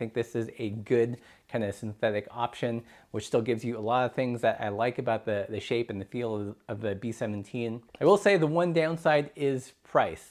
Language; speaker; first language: English; native; English